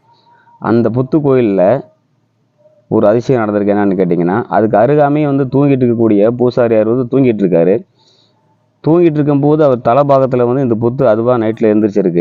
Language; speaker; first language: Tamil; native; Tamil